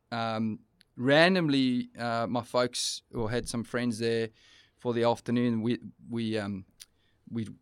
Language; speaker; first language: English; native; English